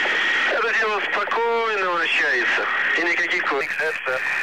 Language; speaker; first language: Russian; native; Russian